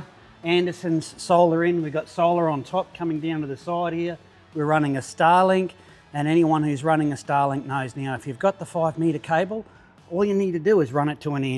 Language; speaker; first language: English; native; English